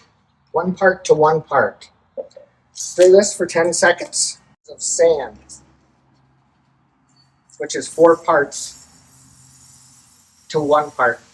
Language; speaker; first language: English; native; English